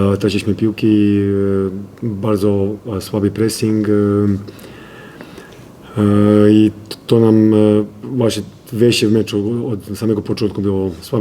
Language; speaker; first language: Polish; non-native, fluent; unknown